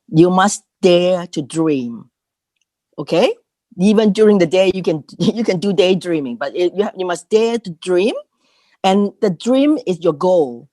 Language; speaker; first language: English; non-native, local second language; Cantonese